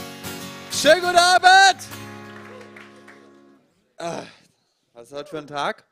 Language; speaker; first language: German; native; German